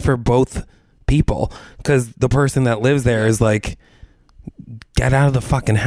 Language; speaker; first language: English; native; English